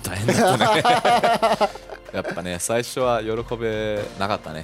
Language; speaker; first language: Japanese; early bilingual, other home language; English